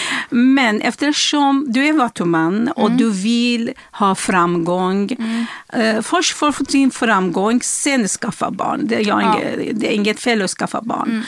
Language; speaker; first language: Swedish; non-native, fluent; Persian